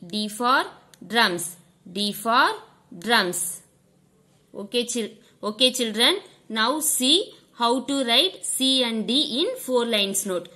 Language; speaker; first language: English; non-native, local second language; Tamil